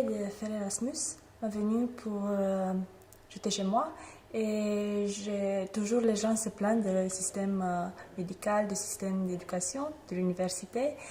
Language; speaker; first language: French; non-native, fluent; Romanian